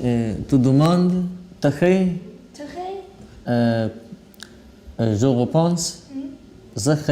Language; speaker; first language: French; non-native, learner; Pashto